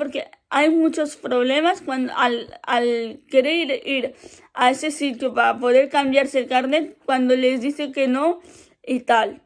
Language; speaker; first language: Spanish; early bilingual, other home language; Arabic